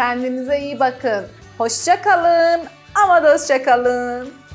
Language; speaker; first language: Turkish; non-native, fluent; Persian